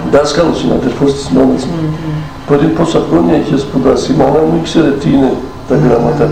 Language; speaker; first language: Greek; non-native, local second language; Turkish